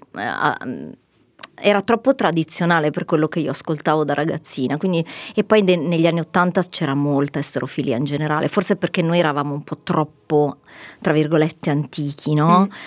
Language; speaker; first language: Italian; native; Italian